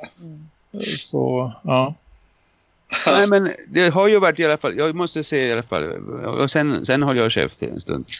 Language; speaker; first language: Swedish; non-native, fluent; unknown